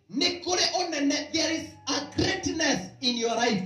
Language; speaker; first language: English; non-native, local second language; Kikuyu